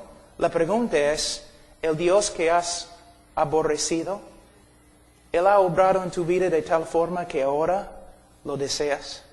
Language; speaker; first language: Spanish; non-native, fluent; English